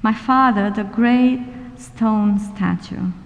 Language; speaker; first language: English; non-native, fluent; Romanian